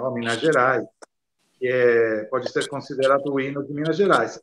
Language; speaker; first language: Portuguese; non-native, fluent; Italian